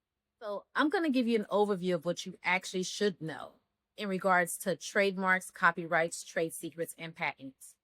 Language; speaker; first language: English; native; English